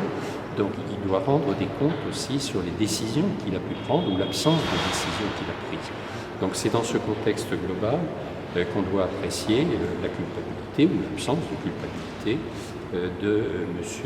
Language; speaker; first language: French; native; French